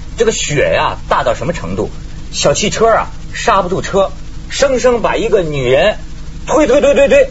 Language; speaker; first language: Chinese; native; Chinese